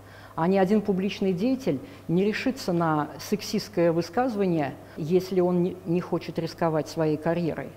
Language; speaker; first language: Russian; native; Russian